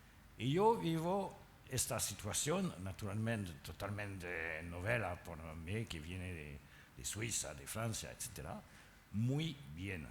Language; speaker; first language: Spanish; non-native, learner; French